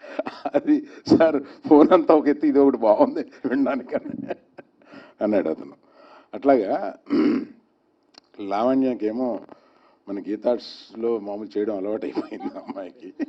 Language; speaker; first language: Telugu; native; Telugu